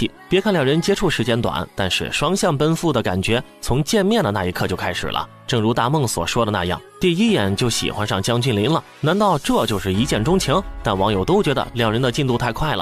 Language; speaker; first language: Chinese; native; Chinese